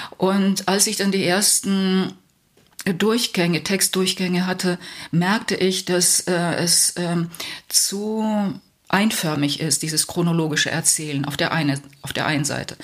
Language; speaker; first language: German; early bilingual, heritage; Plautdietsch